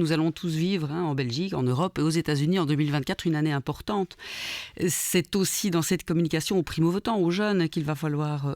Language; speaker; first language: French; native; French